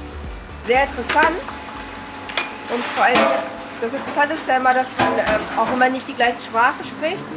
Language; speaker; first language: German; early bilingual, other home language; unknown